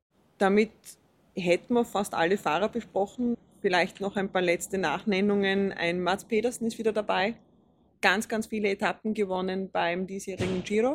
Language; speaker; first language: German; native; German